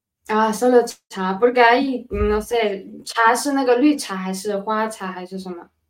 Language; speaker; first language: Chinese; non-native, fluent; Spanish